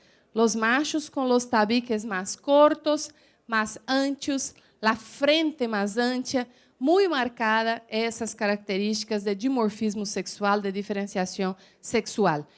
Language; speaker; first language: Spanish; non-native, fluent; Portuguese